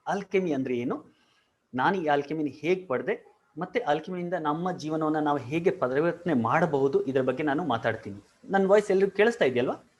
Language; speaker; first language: Kannada; non-native, local second language; Marwari